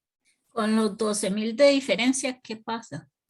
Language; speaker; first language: Spanish; native; Spanish